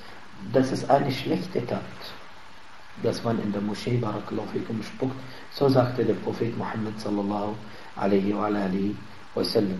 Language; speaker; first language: German; non-native, fluent; Arabic